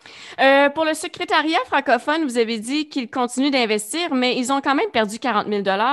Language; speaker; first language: French; native; French